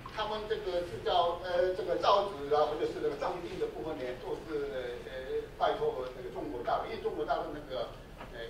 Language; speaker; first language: Chinese; non-native, fluent; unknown